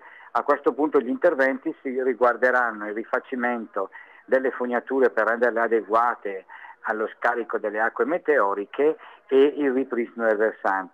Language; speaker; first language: Italian; native; Italian